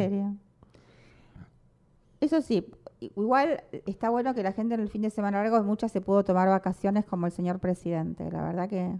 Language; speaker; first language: Spanish; native; Spanish